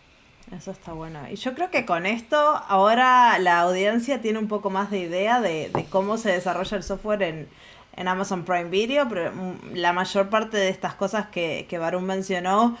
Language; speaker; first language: Spanish; native; Spanish